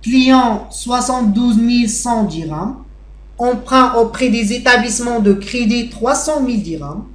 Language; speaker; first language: French; non-native, local second language; Arabic